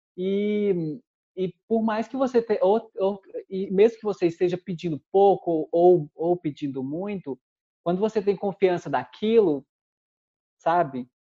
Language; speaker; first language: Portuguese; native; Portuguese